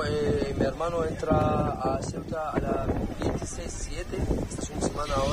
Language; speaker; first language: Spanish; non-native, learner; Arabic